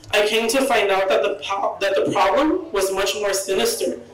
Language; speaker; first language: English; early bilingual, other home language; Spanish